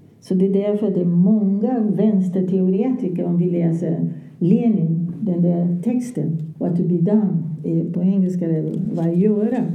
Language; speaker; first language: Swedish; non-native, fluent; Portuguese